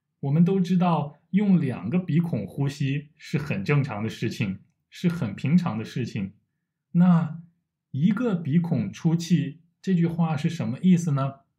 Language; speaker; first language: Chinese; native; Chinese